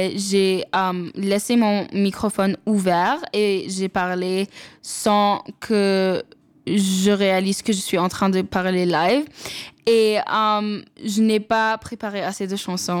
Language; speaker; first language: French; non-native, local second language; English